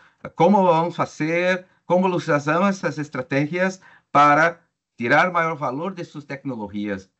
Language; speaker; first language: Spanish; non-native, learner; Portuguese